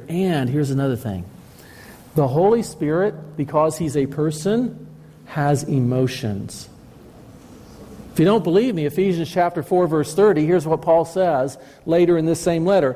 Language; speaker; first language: English; native; English